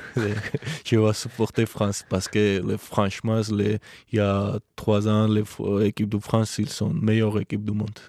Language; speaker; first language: French; non-native, learner; Georgian